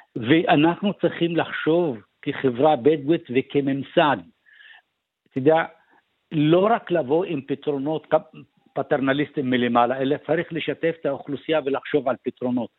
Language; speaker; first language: Hebrew; non-native, local second language; Arabic